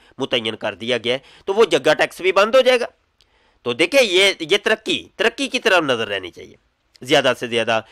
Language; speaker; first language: Urdu; non-native, local second language; Punjabi